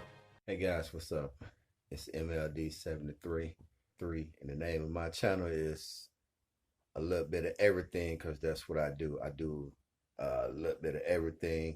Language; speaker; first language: English; native; English